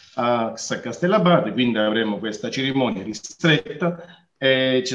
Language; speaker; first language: Italian; native; Italian